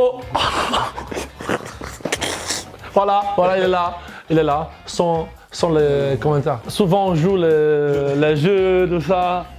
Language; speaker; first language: French; non-native, fluent; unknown